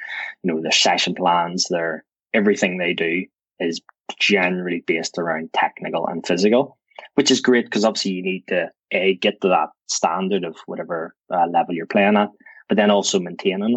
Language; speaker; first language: English; native; English